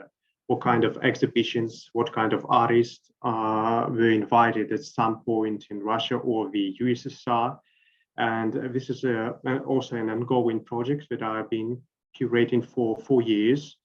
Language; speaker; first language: English; non-native, fluent; Russian